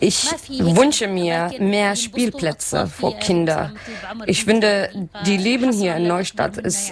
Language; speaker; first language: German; non-native, learner; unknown